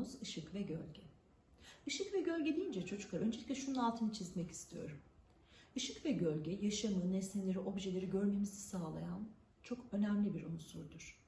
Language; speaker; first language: Turkish; native; Turkish